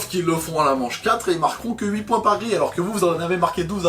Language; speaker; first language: French; native; French